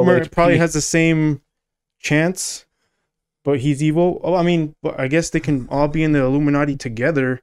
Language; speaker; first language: English; native; English